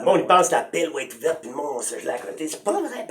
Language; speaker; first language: French; native; French